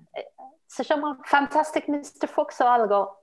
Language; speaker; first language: Spanish; non-native, fluent; Finnish